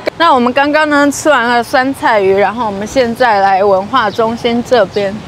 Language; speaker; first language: Chinese; native; Chinese